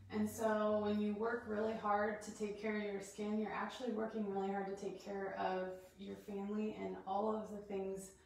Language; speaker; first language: English; native; English